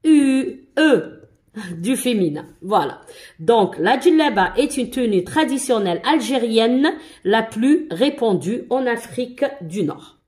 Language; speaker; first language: French; non-native, local second language; Arabic